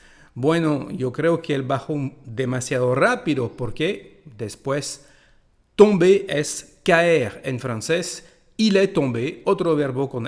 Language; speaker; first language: Spanish; non-native, fluent; French